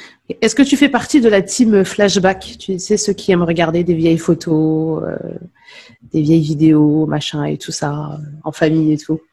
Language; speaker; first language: French; native; French